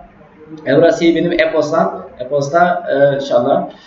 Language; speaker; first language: Turkish; non-native, learner; French